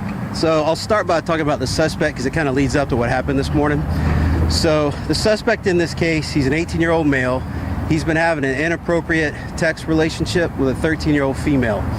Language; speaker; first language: English; native; English